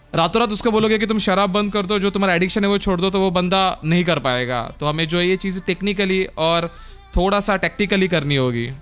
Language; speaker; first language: Hindi; non-native, local second language; Marathi